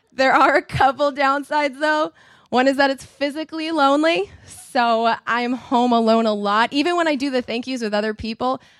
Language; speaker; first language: English; native; English